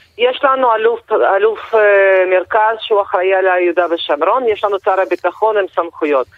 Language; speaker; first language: Hebrew; non-native, fluent; Russian